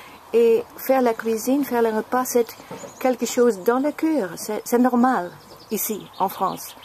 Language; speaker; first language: French; non-native, learner; Dutch